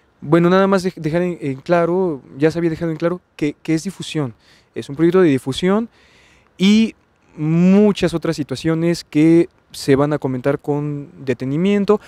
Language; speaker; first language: Spanish; native; Spanish